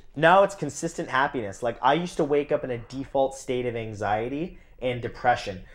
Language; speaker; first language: English; native; English